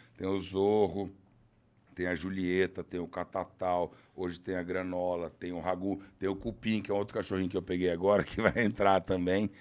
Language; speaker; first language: Portuguese; native; Portuguese